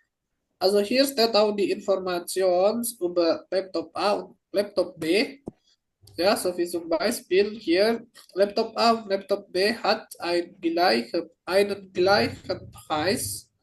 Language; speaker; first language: German; non-native, fluent; Indonesian